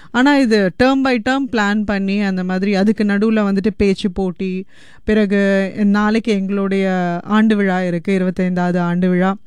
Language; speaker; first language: Tamil; native; Tamil